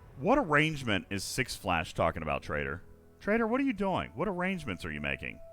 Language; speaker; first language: English; native; English